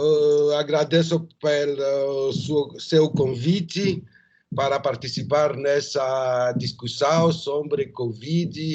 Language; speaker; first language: Portuguese; non-native, learner; French